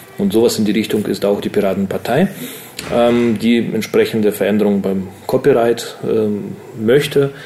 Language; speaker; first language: German; early bilingual, other home language; Russian